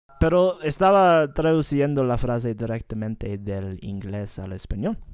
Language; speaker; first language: Spanish; non-native, fluent; English